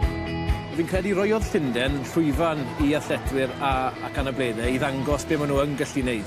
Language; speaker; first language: Welsh; native; Welsh